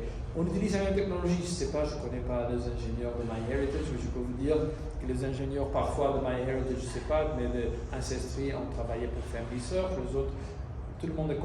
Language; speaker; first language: French; non-native, fluent; Italian